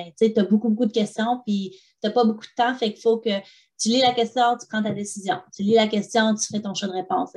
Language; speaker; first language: French; native; French